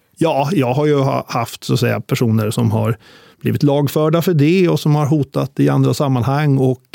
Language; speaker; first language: Swedish; native; Swedish